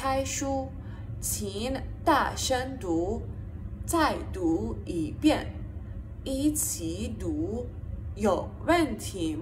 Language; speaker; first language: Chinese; non-native, fluent; Persian